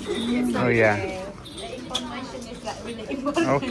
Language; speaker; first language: English; non-native, local second language; Cebuano